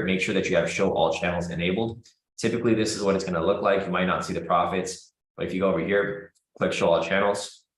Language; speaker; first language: English; native; English